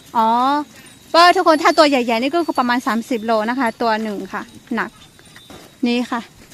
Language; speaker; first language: Thai; non-native, local second language; Karen languages